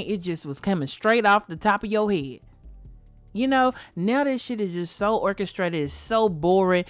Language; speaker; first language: English; native; English